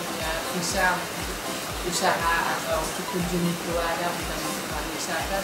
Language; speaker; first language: Indonesian; non-native, fluent; Dutch